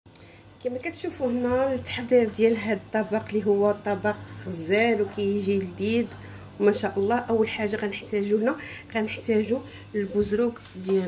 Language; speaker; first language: Arabic; native; Arabic